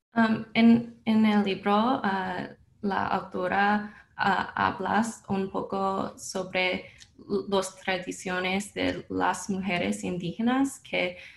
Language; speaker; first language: Spanish; non-native, learner; English